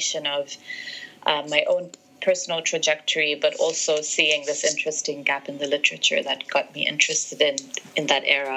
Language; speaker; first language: English; non-native, local second language; Arabic